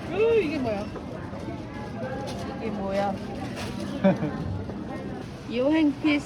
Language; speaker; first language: Korean; non-native, learner; Italian